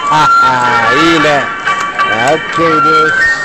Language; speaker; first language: Japanese; non-native, fluent; English